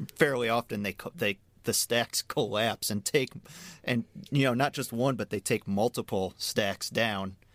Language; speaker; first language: English; native; English